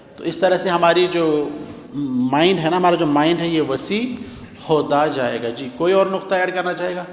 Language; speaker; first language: Urdu; non-native, local second language; Kashmiri